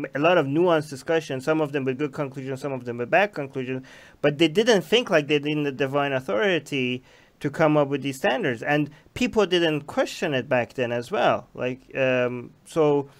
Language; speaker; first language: English; non-native, fluent; Persian